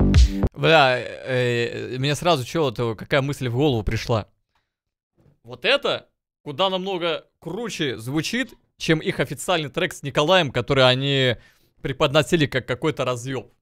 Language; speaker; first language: Russian; native; Russian